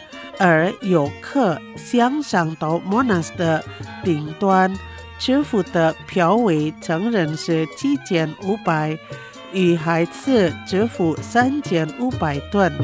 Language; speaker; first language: Chinese; non-native, fluent; Indonesian